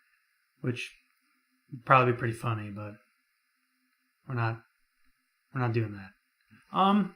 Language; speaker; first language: English; native; English